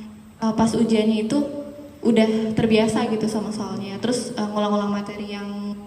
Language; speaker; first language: Indonesian; native; Indonesian